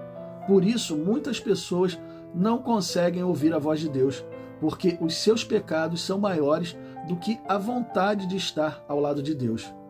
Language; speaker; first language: Portuguese; native; Portuguese